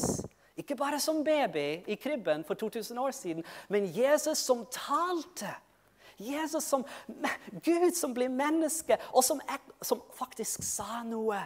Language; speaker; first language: Norwegian; non-native, fluent; English